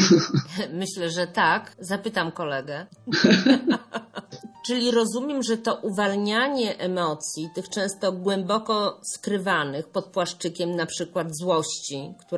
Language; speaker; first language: Polish; native; Polish